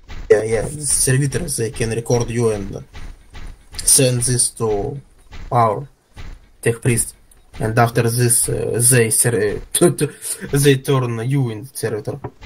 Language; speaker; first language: English; non-native, learner; Russian